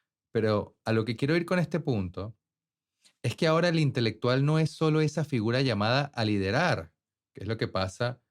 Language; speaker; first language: Spanish; native; Spanish